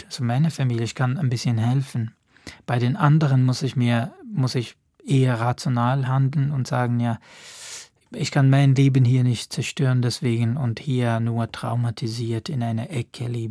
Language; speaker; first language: German; non-native, fluent; Arabic